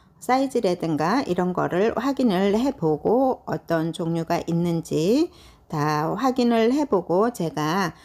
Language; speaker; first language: Korean; native; Korean